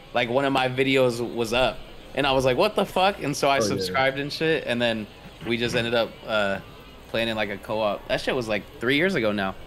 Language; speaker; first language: English; native; English